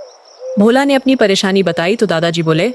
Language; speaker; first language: Hindi; native; Hindi